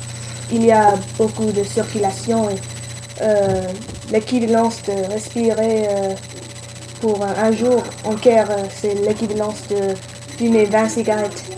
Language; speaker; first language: French; non-native, learner; English